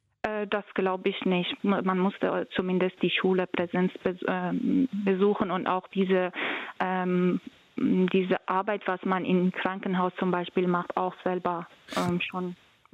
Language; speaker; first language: German; non-native, fluent; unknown